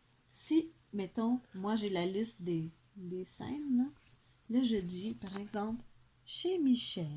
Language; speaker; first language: French; native; French